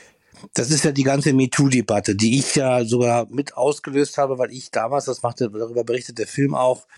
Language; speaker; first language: German; native; German